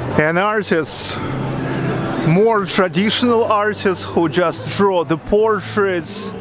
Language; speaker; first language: English; non-native, learner; Russian